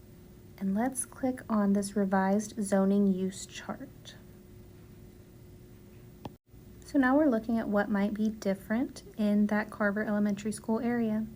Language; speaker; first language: English; native; English